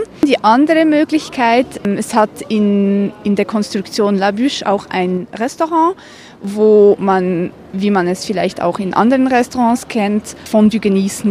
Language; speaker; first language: German; native; German